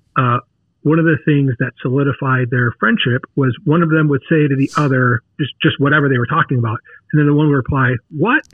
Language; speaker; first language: English; native; English